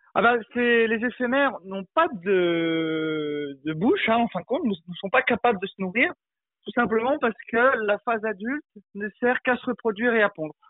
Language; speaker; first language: French; native; French